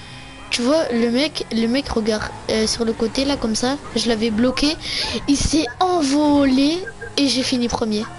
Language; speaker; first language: French; native; French